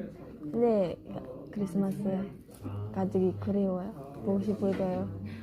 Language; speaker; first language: Korean; non-native, learner; Filipino